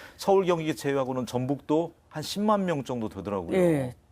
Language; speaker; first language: Korean; native; Korean